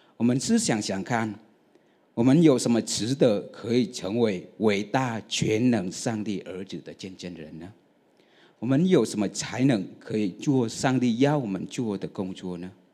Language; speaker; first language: Chinese; non-native, fluent; Vietnamese